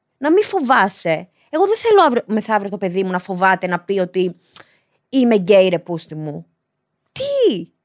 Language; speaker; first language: Greek; early bilingual, other home language; Albanian